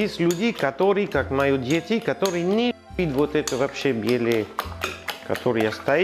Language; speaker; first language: Russian; non-native, learner; French